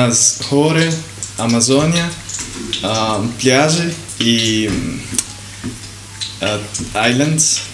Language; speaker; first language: Ukrainian; non-native, learner; Spanish